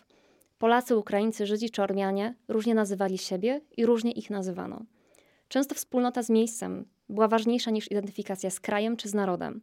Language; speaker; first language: Polish; native; Polish